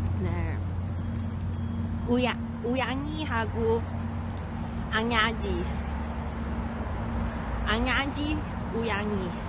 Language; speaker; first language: Korean; non-native, learner; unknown